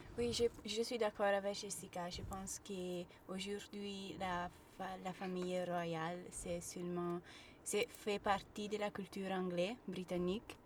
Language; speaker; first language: French; non-native, learner; Italian